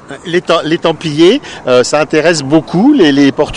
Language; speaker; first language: French; native; French